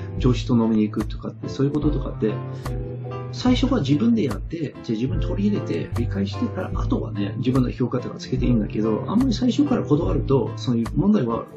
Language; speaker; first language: Japanese; non-native, fluent; English